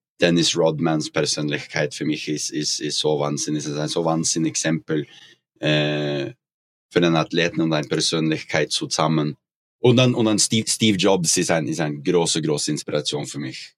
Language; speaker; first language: German; non-native, learner; Norwegian